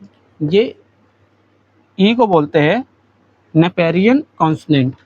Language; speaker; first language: Hindi; native; Hindi